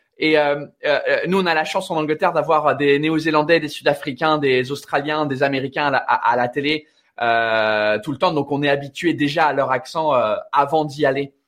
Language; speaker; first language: French; non-native, fluent; English